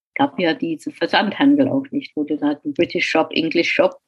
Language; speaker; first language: German; non-native, fluent; English